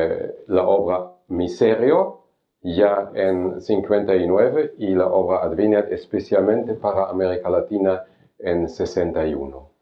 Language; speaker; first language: Spanish; non-native, fluent; German